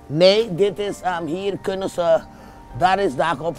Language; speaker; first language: Dutch; non-native, fluent; Papiamento